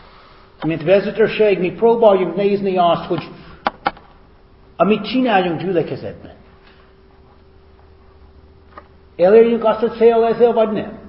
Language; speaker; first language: Hungarian; non-native, fluent; English